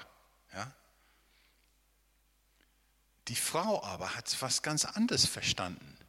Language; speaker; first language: German; non-native, fluent; English